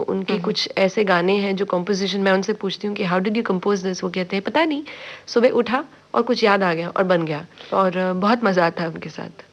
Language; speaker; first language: Hindi; non-native, local second language; Tamil